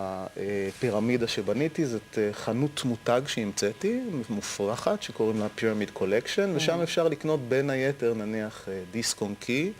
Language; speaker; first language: Hebrew; native; Hebrew